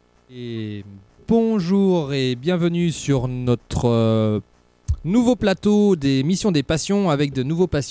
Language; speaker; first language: French; native; French